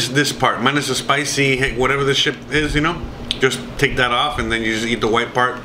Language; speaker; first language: English; native; English